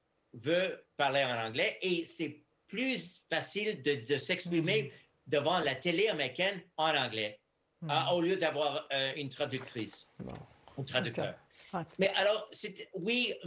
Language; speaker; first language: French; non-native, fluent; English